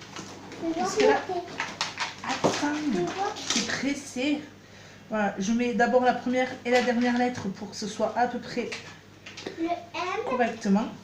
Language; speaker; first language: French; native; French